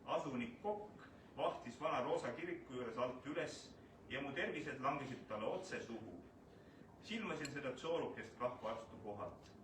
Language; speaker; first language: Estonian; native; Estonian